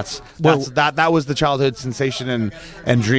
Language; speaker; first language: English; native; English